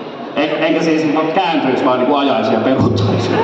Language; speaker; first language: Finnish; native; Finnish